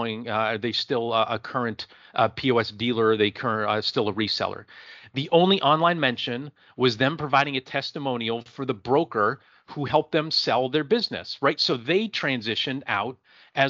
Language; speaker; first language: English; native; English